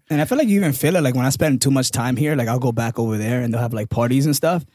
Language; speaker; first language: English; early bilingual, other home language; Spanish